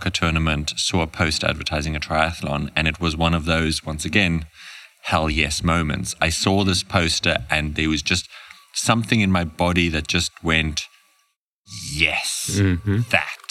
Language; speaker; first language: English; native; English